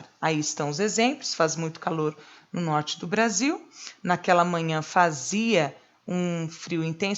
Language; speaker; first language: Portuguese; native; Portuguese